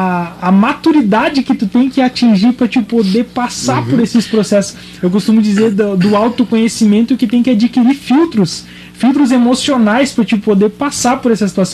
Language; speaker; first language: Portuguese; native; Portuguese